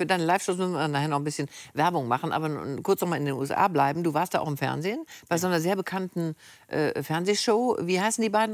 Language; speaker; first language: German; native; German